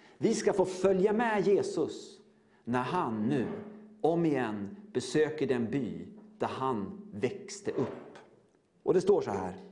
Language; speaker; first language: Swedish; native; Swedish